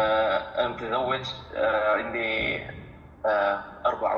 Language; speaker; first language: Arabic; non-native, learner; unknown